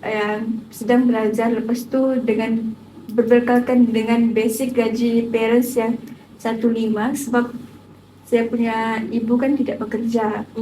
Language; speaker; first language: Malay; native; Malay